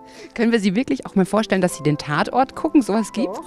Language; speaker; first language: German; native; German